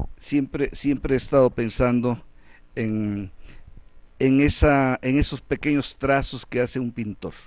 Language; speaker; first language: Spanish; native; Spanish